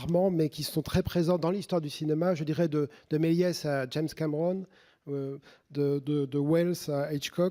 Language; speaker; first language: French; native; French